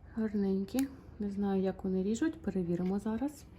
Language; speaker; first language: Ukrainian; non-native, local second language; Russian